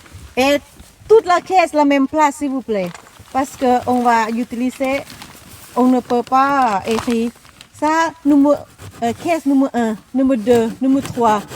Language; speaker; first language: French; non-native, learner; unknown